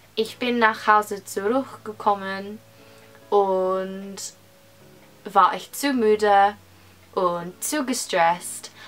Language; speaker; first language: German; non-native, learner; English